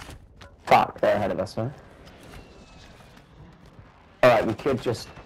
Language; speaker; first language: English; native; English